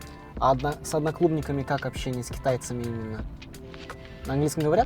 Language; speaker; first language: Russian; native; Russian